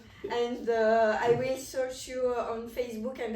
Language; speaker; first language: English; non-native, fluent; French